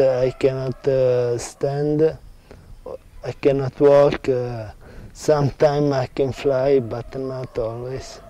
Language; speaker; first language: English; non-native, learner; Italian